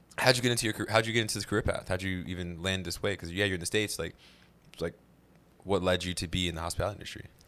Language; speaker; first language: English; native; English